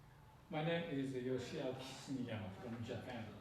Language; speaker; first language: English; non-native, learner; Japanese